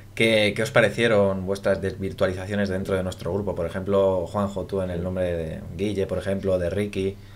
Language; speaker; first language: Spanish; native; Spanish